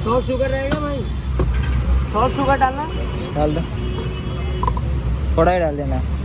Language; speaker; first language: Hindi; non-native, local second language; Marathi